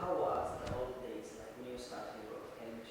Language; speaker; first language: English; non-native, learner; Arabic